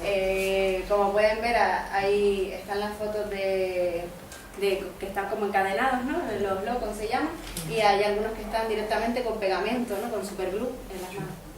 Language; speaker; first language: Spanish; native; Spanish